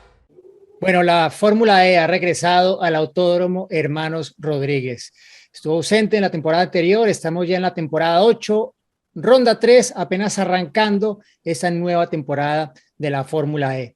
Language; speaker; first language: Spanish; native; Spanish